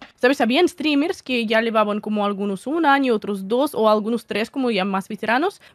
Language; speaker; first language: Spanish; non-native, fluent; Russian